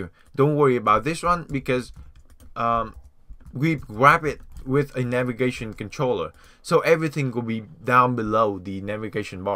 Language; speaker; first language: English; non-native, fluent; Vietnamese